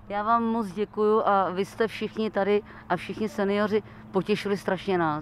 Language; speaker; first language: Czech; native; Czech